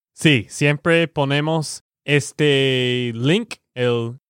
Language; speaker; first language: Spanish; non-native, fluent; English